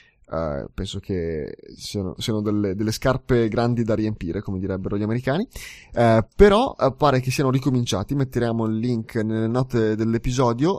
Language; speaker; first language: Italian; native; Italian